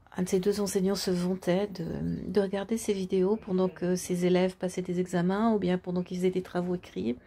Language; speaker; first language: French; native; French